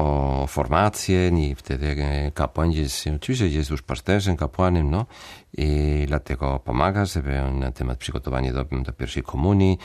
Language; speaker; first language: Polish; non-native, fluent; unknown